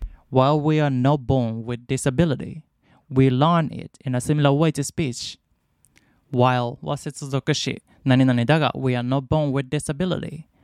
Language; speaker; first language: English; non-native, fluent; Japanese